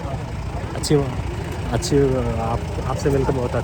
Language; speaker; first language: Hindi; non-native, fluent; Telugu